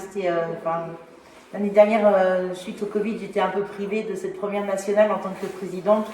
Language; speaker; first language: French; native; French